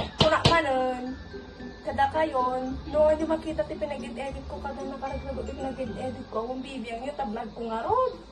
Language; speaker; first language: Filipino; non-native, local second language; Iloko